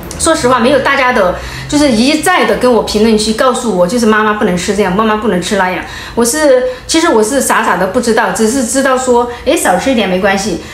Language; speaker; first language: Chinese; native; Chinese